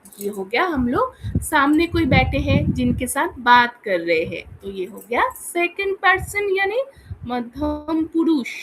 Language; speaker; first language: Hindi; non-native, local second language; Bangla